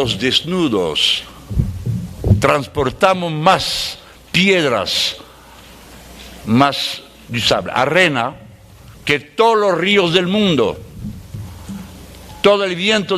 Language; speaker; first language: Spanish; non-native, fluent; French